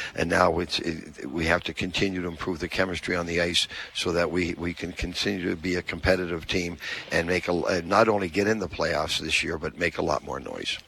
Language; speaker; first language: English; native; English